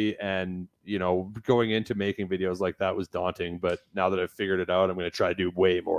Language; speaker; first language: English; native; English